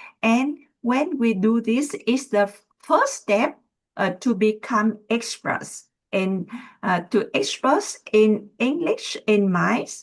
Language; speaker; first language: English; non-native, learner; Vietnamese